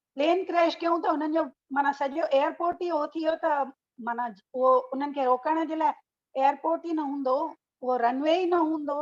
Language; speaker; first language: Sindhi; early bilingual, heritage; Sindhi